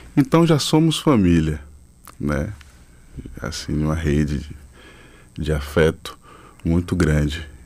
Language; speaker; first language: Portuguese; native; Portuguese